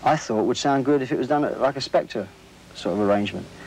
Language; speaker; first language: English; native; English